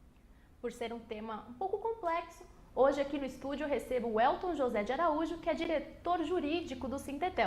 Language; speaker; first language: Portuguese; native; Portuguese